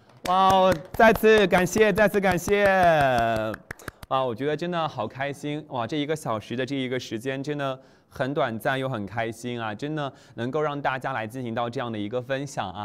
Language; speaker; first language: Chinese; native; Chinese